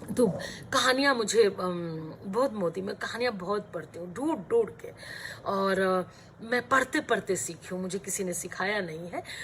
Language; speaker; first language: Hindi; native; Hindi